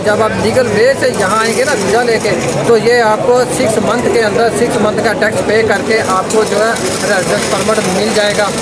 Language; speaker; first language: Urdu; non-native, local second language; Punjabi